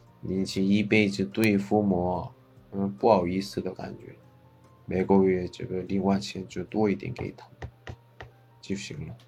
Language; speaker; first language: Chinese; non-native, fluent; Korean